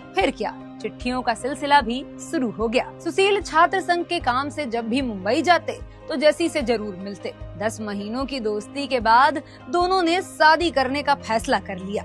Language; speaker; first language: Hindi; native; Hindi